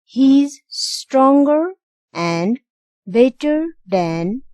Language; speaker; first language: English; non-native, local second language; Nepali